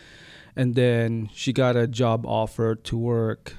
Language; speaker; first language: English; non-native, local second language; Waray